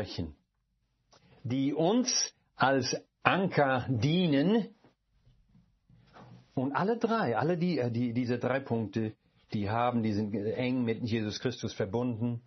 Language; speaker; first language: German; non-native, fluent; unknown